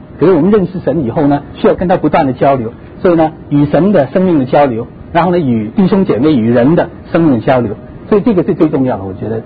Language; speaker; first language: Chinese; non-native, local second language; Cantonese